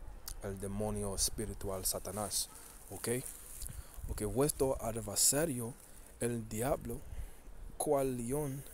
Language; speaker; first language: Spanish; early bilingual, heritage; Spanish